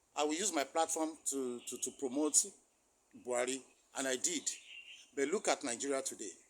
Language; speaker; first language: English; non-native, local second language; Yoruba